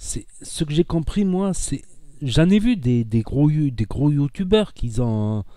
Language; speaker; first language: French; native; French